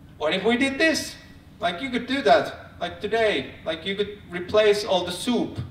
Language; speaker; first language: English; non-native, fluent; Finnish